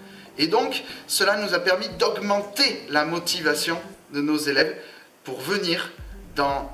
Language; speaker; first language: French; native; French